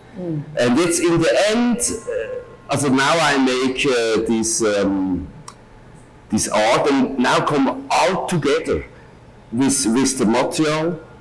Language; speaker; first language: English; non-native, learner; German